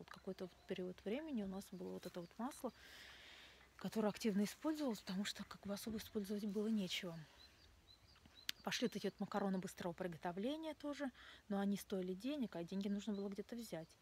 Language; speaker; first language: Russian; native; Russian